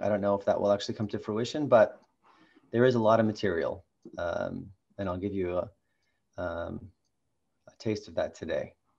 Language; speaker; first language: English; native; English